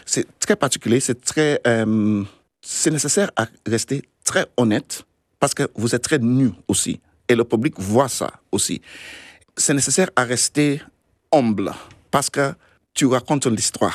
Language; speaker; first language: French; non-native, fluent; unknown